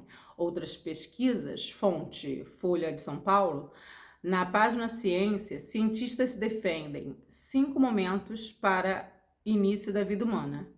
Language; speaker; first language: Portuguese; native; Portuguese